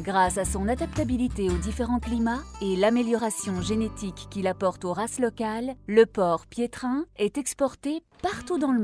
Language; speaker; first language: French; native; French